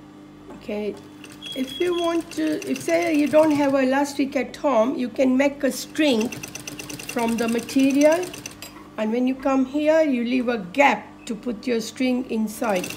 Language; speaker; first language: English; non-native, fluent; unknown